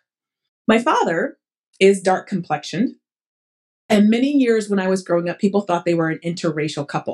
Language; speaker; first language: English; early bilingual, other home language; Portuguese